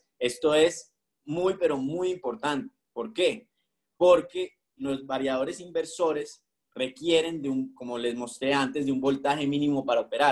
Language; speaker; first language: Spanish; native; Spanish